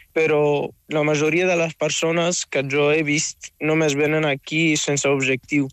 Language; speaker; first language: Catalan; non-native, fluent; Arabic